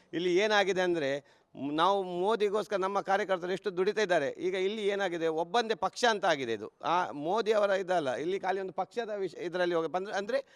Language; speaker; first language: Kannada; non-native, local second language; Tulu